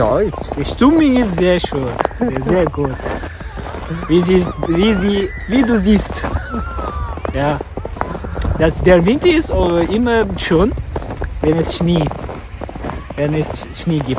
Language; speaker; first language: German; non-native, learner; Bangla